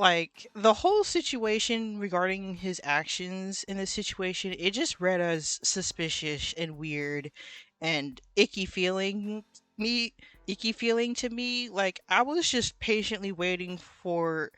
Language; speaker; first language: English; native; English